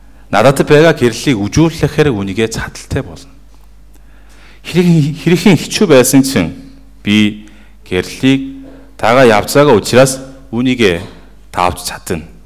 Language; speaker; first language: Mongolian; non-native, fluent; Korean